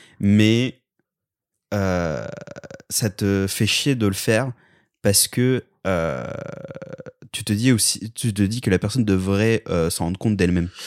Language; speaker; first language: French; native; French